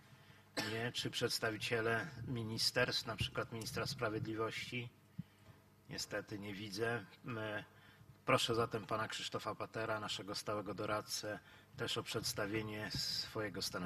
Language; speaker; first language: Polish; native; Polish